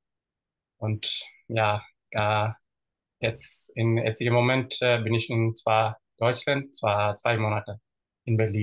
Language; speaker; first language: German; non-native, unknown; Tamil